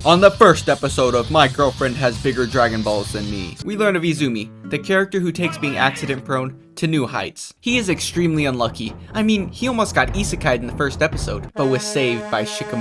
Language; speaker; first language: English; native; English